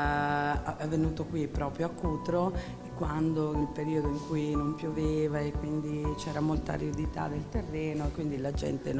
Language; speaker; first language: Italian; native; Italian